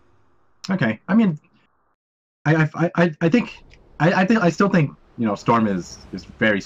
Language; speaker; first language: English; native; English